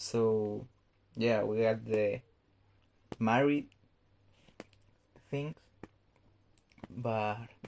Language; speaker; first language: English; non-native, fluent; Spanish